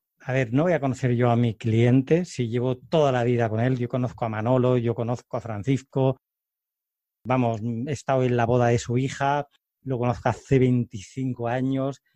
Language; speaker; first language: Spanish; native; Spanish